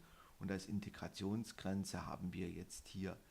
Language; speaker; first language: German; native; German